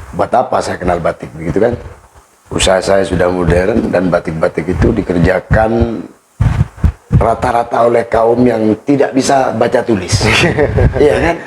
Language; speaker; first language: Indonesian; non-native, local second language; Madurese